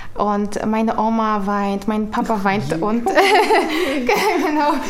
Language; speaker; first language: German; non-native, fluent; Polish